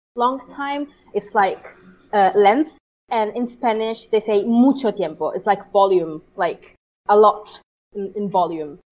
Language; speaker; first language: English; non-native, fluent; Italian